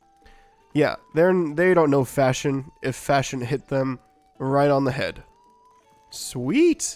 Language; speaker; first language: English; native; English